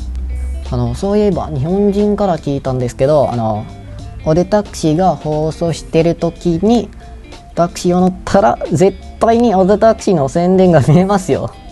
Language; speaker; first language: Japanese; non-native, fluent; Malay